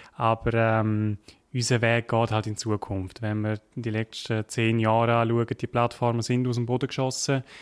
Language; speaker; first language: German; native; German